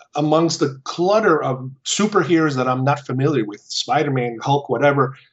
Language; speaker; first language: English; early bilingual, other home language; Spanish